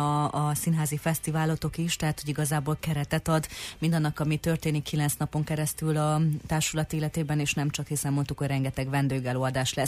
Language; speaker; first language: Hungarian; native; Hungarian